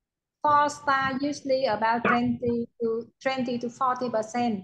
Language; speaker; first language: English; non-native, learner; Vietnamese